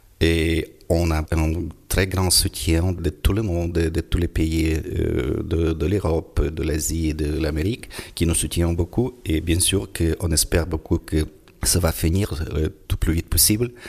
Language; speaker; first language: French; non-native, fluent; Ukrainian